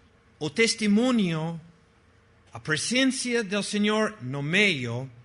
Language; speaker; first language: Portuguese; non-native, fluent; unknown